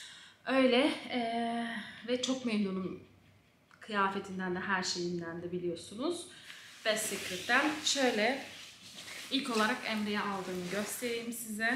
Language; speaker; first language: Turkish; native; Turkish